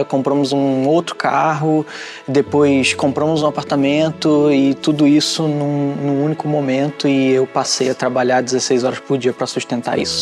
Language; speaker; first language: Portuguese; native; Portuguese